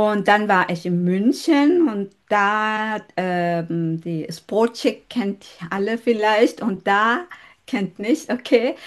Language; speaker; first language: German; non-native, learner; Sinhala